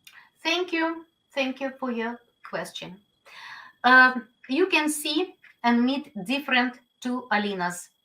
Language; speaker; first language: English; non-native, learner; Ukrainian